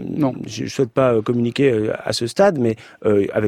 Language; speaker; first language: French; native; French